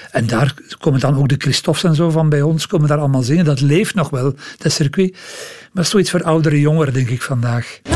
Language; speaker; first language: Dutch; native; Dutch